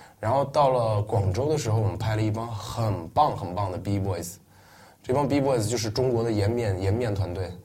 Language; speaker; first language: Chinese; non-native, local second language; Uyghur